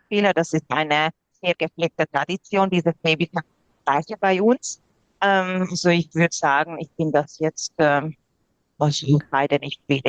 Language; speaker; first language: German; non-native, fluent; Hungarian